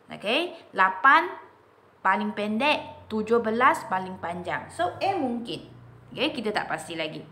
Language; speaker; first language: Malay; non-native, local second language; Chinese